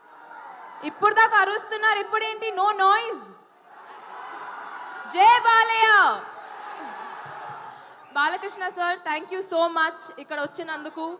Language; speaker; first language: Telugu; non-native, fluent; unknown